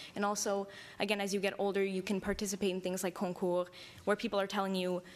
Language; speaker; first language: English; native; English